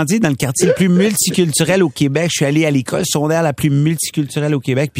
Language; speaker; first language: French; non-native, local second language; Punjabi